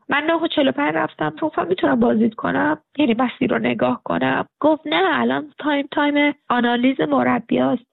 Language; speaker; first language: Persian; native; Persian